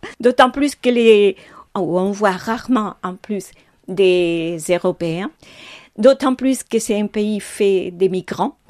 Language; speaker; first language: French; non-native, fluent; Spanish